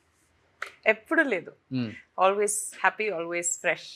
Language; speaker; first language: Telugu; non-native, fluent; Tamil